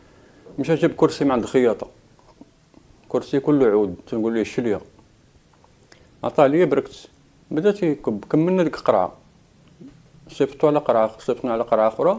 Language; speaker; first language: Arabic; native; Arabic